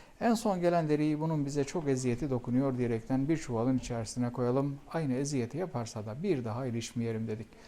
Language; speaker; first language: Turkish; native; Turkish